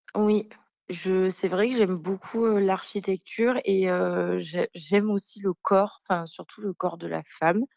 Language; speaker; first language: French; native; French